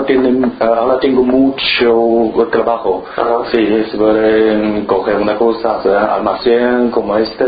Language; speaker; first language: Spanish; non-native, learner; Chinese